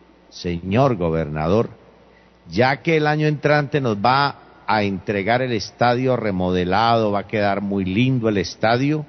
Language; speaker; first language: Spanish; native; Spanish